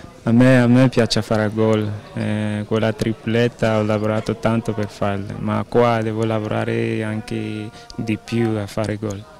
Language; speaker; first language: Italian; non-native, learner; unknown